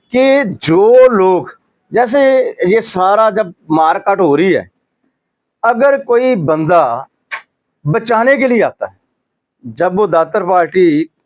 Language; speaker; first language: Hindi; non-native, local second language; Punjabi